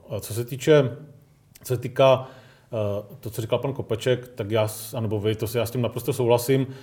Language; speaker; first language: Czech; early bilingual, other home language; Greek